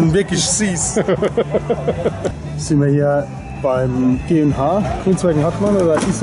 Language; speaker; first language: German; native; German